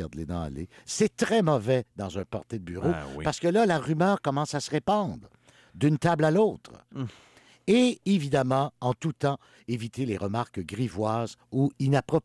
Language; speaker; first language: French; native; French